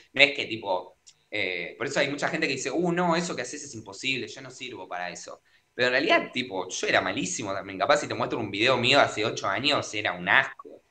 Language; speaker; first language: Spanish; native; Spanish